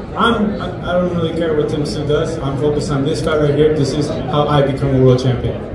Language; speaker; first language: English; native; English